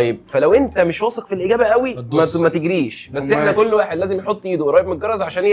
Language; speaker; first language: Arabic; native; Arabic